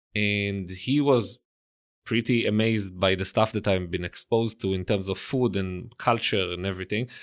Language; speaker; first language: English; non-native, fluent; Hebrew